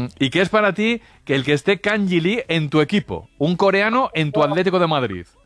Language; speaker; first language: Spanish; native; Spanish